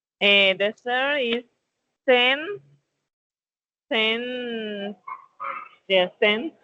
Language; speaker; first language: English; non-native, learner; Spanish